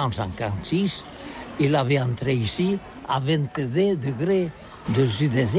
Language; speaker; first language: French; non-native, learner; Catalan